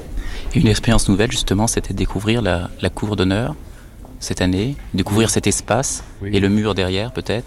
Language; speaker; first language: French; native; French